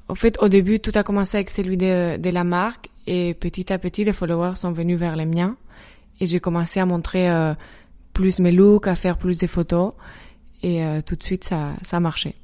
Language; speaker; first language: French; non-native, fluent; Spanish